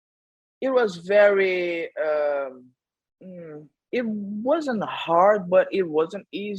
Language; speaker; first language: English; non-native, fluent; Portuguese